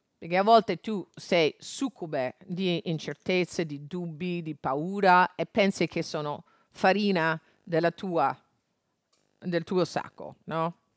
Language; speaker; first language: Italian; non-native, fluent; English